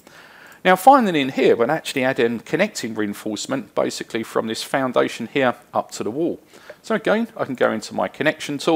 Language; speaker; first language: English; native; English